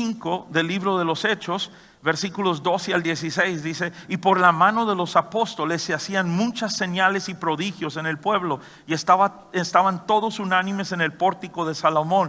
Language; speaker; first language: Spanish; native; Spanish